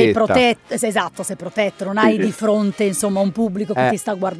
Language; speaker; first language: Italian; native; Italian